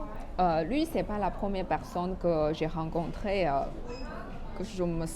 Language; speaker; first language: French; non-native, fluent; Chinese